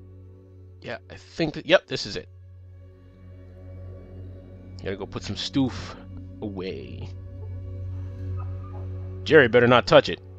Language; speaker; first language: English; native; English